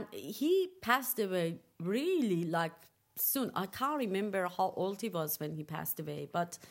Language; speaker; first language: English; non-native, fluent; Persian